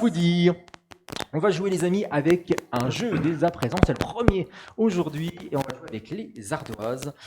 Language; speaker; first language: French; native; French